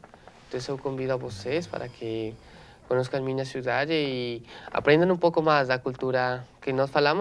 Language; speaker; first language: Portuguese; non-native, learner; Spanish